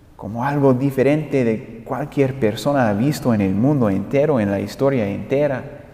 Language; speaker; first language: Spanish; non-native, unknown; English